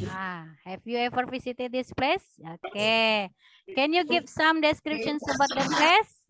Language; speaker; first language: English; non-native, learner; Indonesian